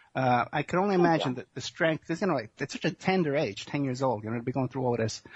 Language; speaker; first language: English; native; English